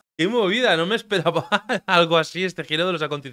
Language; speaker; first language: Spanish; native; Spanish